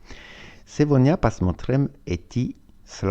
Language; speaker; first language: Russian; non-native, learner; French